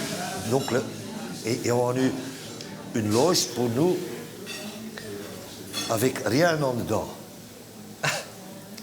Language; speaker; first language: French; non-native, local second language; Dutch